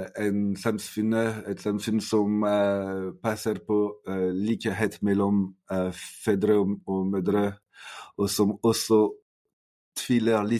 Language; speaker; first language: Norwegian; non-native, fluent; French